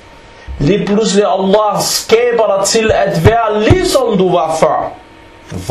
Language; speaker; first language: Danish; early bilingual, other home language; Arabic